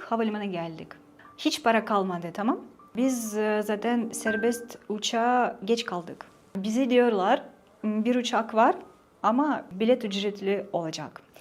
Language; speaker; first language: Turkish; non-native, fluent; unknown